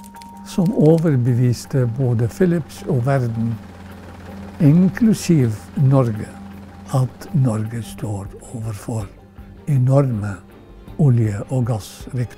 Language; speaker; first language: Norwegian; non-native, fluent; Arabic